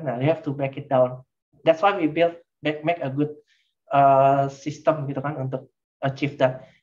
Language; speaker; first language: English; non-native, fluent; Indonesian